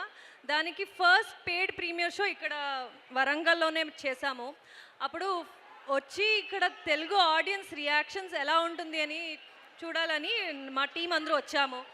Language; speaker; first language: Telugu; non-native, local second language; Kannada